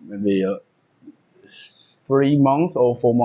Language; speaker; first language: English; non-native, learner; Chinese